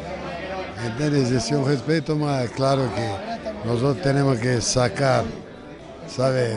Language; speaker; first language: Spanish; non-native, fluent; Portuguese